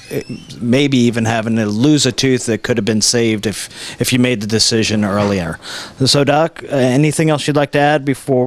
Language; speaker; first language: English; native; English